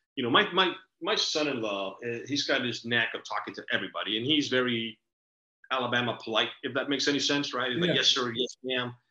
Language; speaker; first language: English; early bilingual, other home language; Spanish